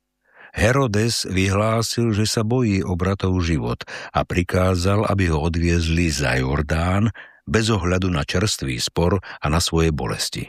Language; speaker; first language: Slovak; native; Slovak